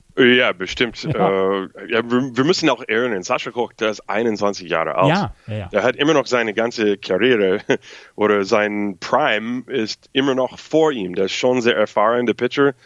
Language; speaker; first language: German; non-native, fluent; English